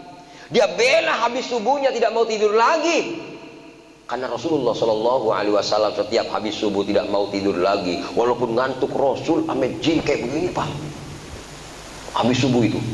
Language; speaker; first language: Indonesian; native; Indonesian